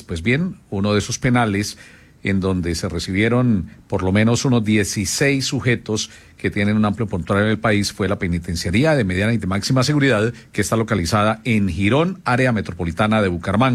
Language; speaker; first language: Spanish; native; Spanish